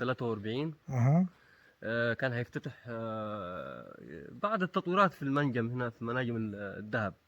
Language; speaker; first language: Arabic; native; Arabic